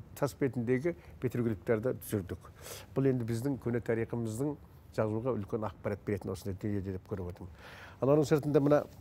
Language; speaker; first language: Kazakh; native; Kazakh